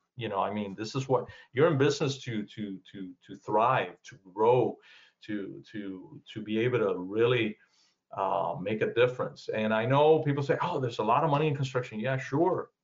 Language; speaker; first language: English; early bilingual, other home language; Spanish